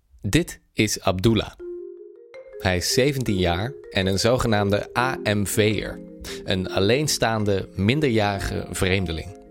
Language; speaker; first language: Dutch; native; Dutch